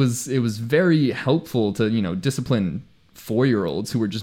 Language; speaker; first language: English; non-native, local second language; Spanish